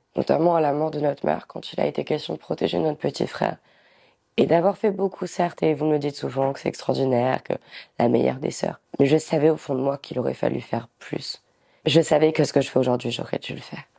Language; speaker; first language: French; native; French